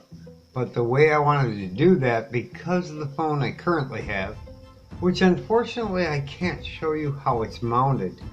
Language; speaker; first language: English; native; English